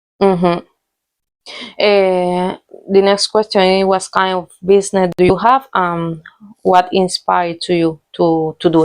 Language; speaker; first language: English; non-native, learner; Spanish